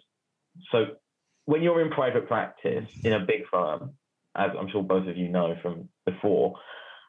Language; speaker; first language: English; native; English